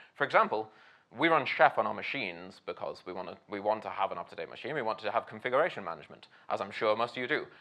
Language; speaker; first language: English; native; English